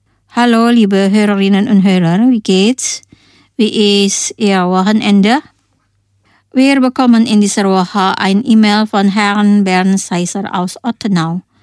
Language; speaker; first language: German; non-native, fluent; Indonesian